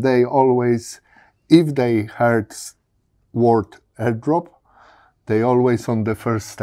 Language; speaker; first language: English; non-native, learner; Polish